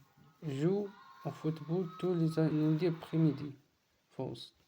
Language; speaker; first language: French; non-native, learner; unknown